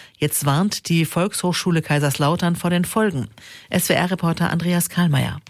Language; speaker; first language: German; native; German